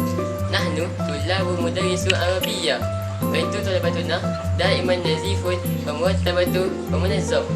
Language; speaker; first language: Arabic; non-native, learner; Malay